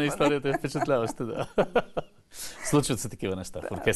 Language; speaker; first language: Bulgarian; native; Bulgarian